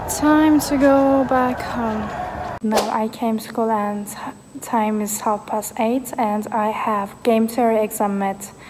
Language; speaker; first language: English; non-native, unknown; Turkish